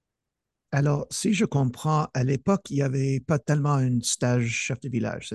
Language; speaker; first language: French; non-native, fluent; English